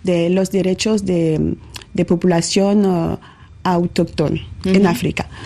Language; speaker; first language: Spanish; non-native, learner; French